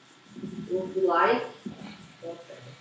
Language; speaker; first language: English; non-native, learner; Portuguese